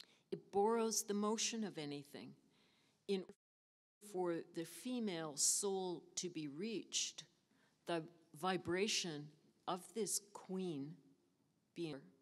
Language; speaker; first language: English; native; English